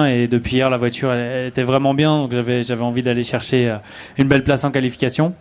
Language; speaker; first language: French; native; French